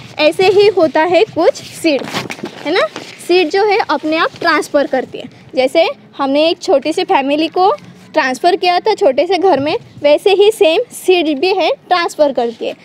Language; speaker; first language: Hindi; non-native, local second language; Marathi